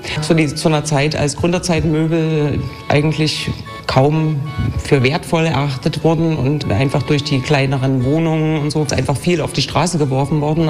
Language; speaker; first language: German; native; German